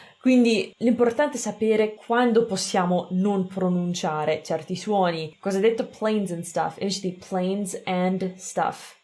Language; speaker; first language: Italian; non-native, fluent; English